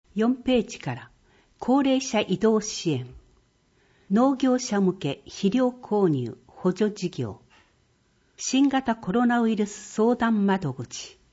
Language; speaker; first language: Japanese; native; Japanese